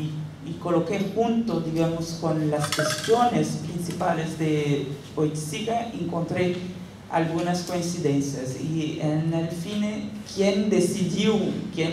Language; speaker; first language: Spanish; non-native, fluent; Portuguese